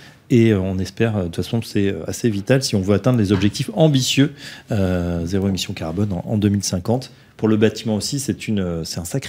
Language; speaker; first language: French; native; French